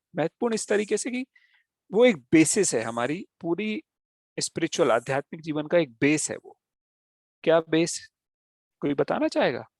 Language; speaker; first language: Hindi; native; Hindi